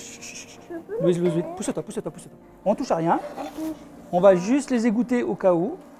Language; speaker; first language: French; native; French